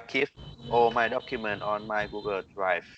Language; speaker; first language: English; non-native, learner; Vietnamese